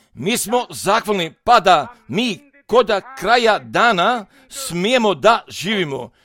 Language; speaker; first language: Croatian; non-native, fluent; German